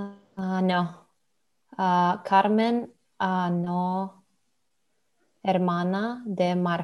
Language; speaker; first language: Spanish; non-native, learner; Russian